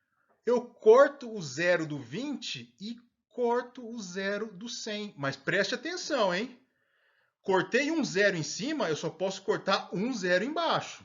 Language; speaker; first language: Portuguese; native; Portuguese